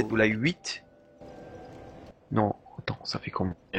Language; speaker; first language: French; native; French